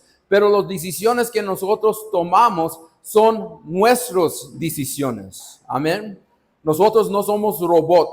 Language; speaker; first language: Spanish; non-native, fluent; English